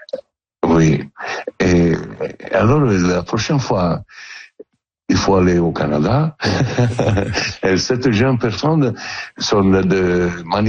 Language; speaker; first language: French; non-native, learner; Italian